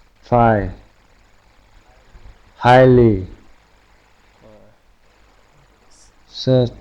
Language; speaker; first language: English; non-native, learner; Vietnamese